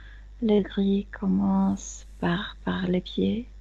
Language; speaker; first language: French; non-native, fluent; Spanish